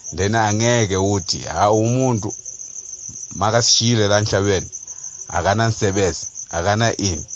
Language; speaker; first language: Zulu; non-native, fluent; Nyanja